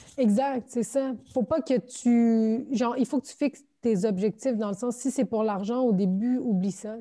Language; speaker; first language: French; early bilingual, other home language; Turkish